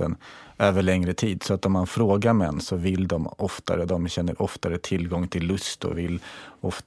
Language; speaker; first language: Swedish; native; Swedish